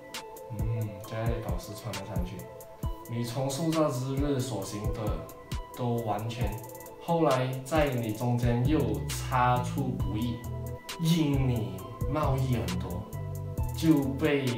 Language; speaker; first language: Chinese; native; Chinese